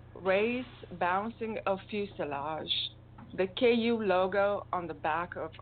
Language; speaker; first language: English; non-native, fluent; Romanian